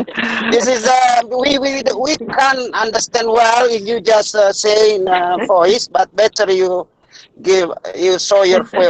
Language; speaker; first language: English; non-native, learner; Indonesian